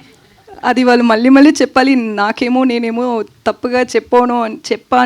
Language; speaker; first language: Telugu; non-native, learner; Tamil